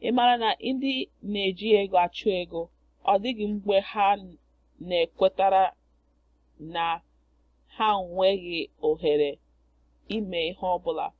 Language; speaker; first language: Igbo; non-native, learner; English